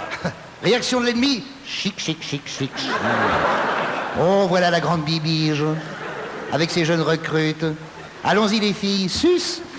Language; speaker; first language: French; native; French